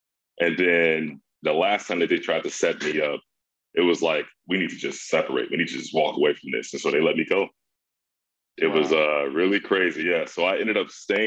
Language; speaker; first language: English; native; English